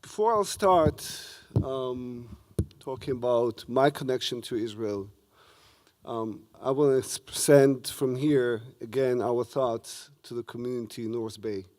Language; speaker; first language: English; non-native, fluent; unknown